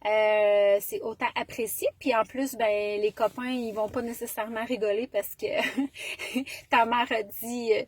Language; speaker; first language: French; native; French